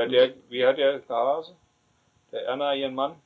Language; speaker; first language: German; native; German